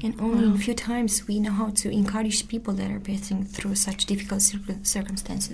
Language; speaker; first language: English; non-native, fluent; Romanian